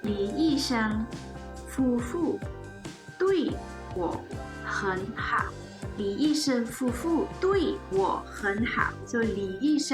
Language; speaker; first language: Chinese; non-native, learner; English